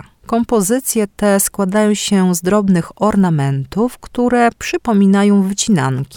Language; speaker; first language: Polish; native; Polish